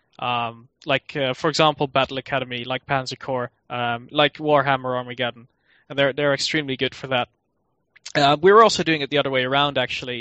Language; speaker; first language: English; non-native, fluent; Dutch